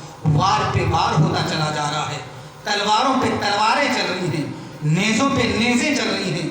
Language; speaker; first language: Urdu; native; Urdu